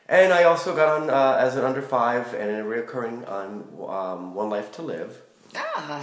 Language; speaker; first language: English; native; English